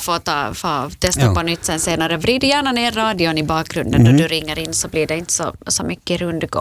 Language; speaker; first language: Swedish; native; Swedish